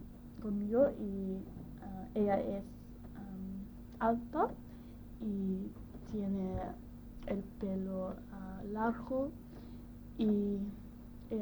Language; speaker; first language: Spanish; non-native, learner; English